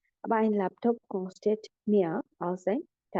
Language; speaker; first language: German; non-native, fluent; Bangla